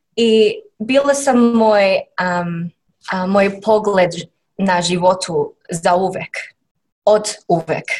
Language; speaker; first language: Serbian; non-native, learner; English